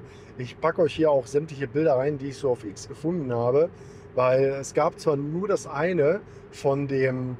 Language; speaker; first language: German; native; German